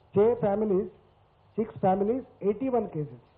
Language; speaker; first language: Hindi; non-native, local second language; Telugu